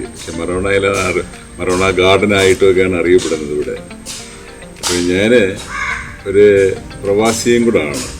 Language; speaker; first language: Malayalam; native; Malayalam